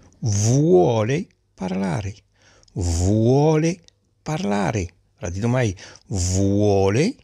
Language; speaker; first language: Italian; non-native, learner; Arabic